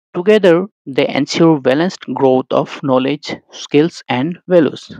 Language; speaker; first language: English; non-native, local second language; Assamese